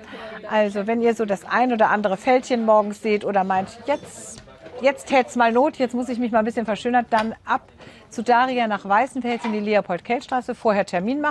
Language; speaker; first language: German; native; German